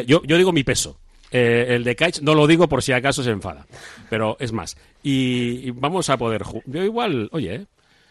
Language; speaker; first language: Spanish; native; Spanish